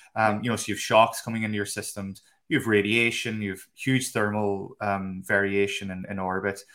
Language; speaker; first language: English; native; English